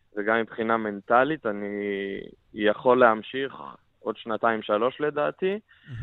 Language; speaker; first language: Hebrew; native; Hebrew